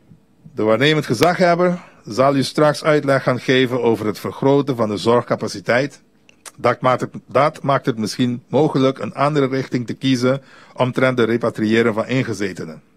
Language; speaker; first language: Dutch; native; Dutch